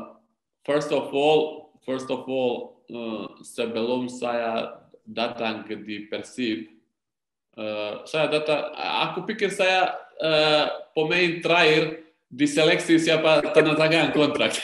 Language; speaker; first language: Indonesian; non-native, learner; Serbian